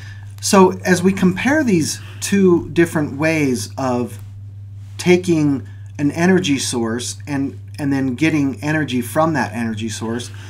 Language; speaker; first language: English; native; English